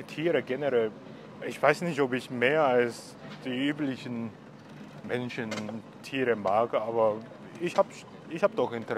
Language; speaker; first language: German; non-native, fluent; Korean